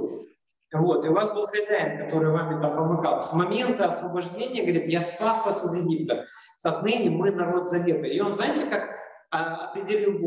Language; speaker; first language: Russian; native; Russian